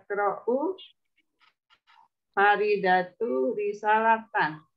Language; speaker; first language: Arabic; non-native, learner; Indonesian